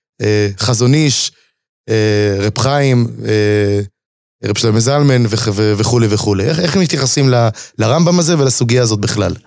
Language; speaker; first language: Hebrew; native; Hebrew